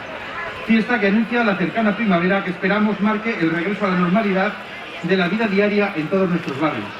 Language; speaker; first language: Spanish; native; Spanish